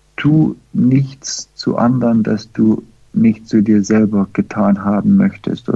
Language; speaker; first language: German; non-native, fluent; English